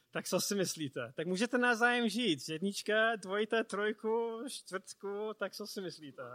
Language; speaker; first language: Czech; non-native, learner; English